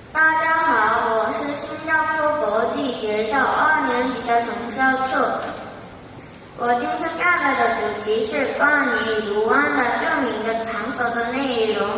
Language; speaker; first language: Chinese; non-native, learner; Korean